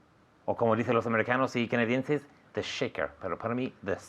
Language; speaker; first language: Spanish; non-native, fluent; English